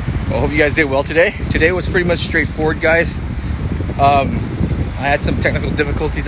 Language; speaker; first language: English; native; English